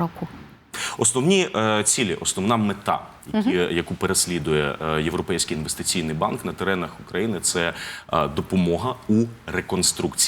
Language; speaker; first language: Ukrainian; native; Ukrainian